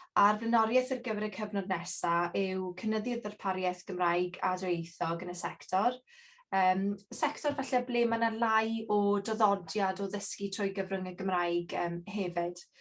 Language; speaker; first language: Welsh; native; Welsh